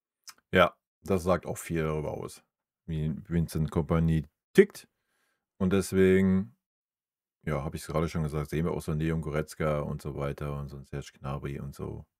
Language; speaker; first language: German; native; German